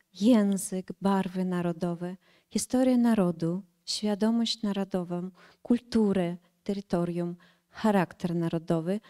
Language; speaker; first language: Polish; early bilingual, heritage; Polish